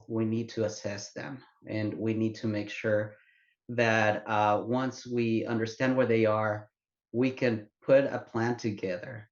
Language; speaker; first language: English; non-native, fluent; Spanish